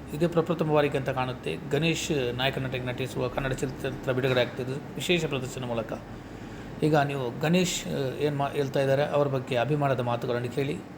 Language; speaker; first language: Kannada; non-native, local second language; Tulu